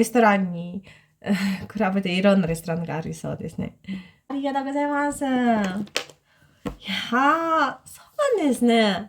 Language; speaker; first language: Japanese; non-native, fluent; Ukrainian